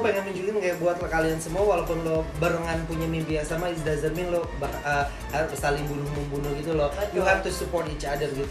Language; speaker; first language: Indonesian; native; Indonesian